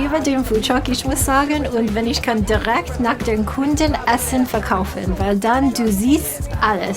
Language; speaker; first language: German; non-native, fluent; English